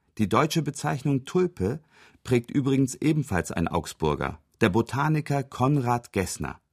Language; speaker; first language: German; early bilingual, other home language; Turkish